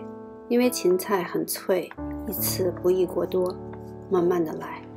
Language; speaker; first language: Chinese; native; Chinese